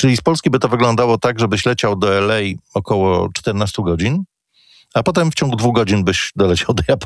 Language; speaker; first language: Polish; native; Polish